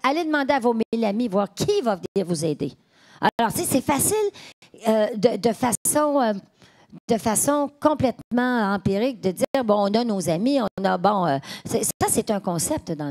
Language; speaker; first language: French; native; French